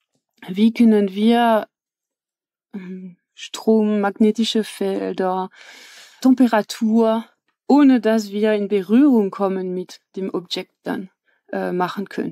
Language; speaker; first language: German; non-native, fluent; French